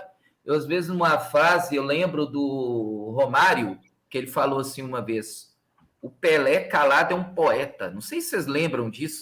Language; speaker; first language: Portuguese; native; Portuguese